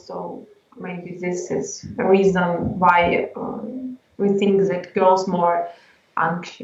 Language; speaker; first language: English; non-native, learner; Ukrainian